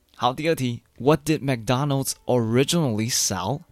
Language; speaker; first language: English; non-native, fluent; Chinese